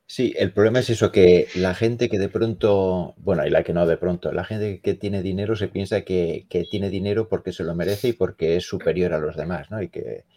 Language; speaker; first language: Spanish; native; Spanish